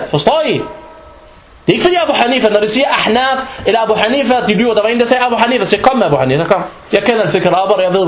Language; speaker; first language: Danish; non-native, fluent; Arabic